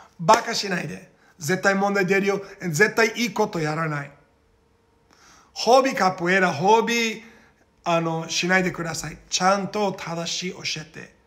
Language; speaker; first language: Japanese; non-native, learner; Portuguese